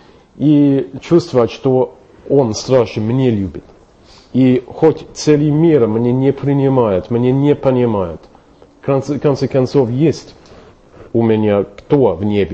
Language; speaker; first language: Russian; non-native, fluent; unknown